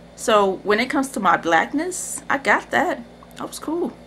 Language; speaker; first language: English; native; English